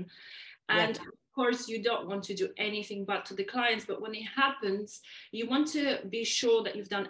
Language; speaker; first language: English; non-native, fluent; Polish